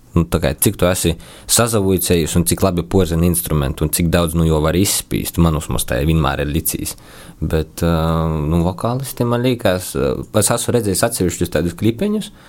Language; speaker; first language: Latvian; native; Latvian